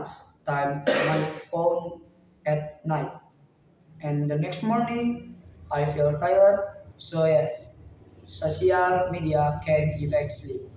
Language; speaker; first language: English; non-native, learner; Indonesian